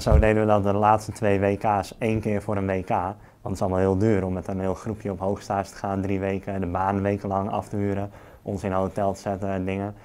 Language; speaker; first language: Dutch; native; Dutch